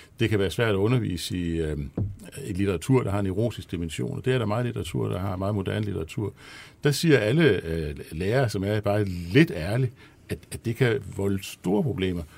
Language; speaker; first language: Danish; native; Danish